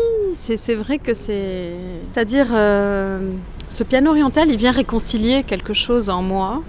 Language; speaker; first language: French; non-native, local second language; Arabic